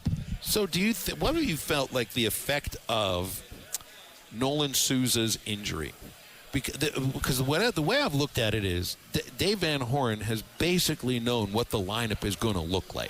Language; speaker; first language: English; native; English